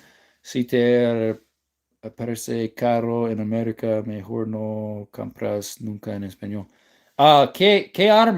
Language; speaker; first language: Spanish; non-native, learner; English